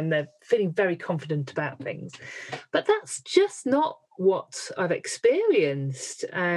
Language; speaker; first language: English; native; English